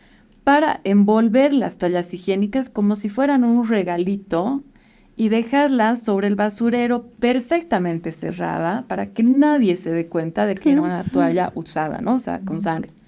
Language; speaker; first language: Spanish; native; Spanish